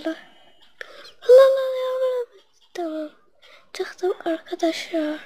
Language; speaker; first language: Turkish; non-native, learner; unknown